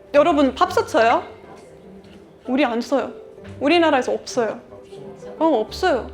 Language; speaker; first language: Korean; non-native, fluent; Estonian